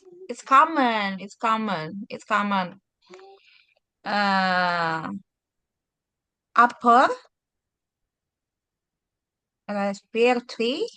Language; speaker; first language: English; non-native, fluent; Indonesian